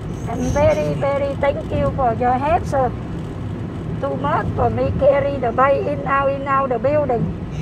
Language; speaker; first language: English; non-native, learner; Vietnamese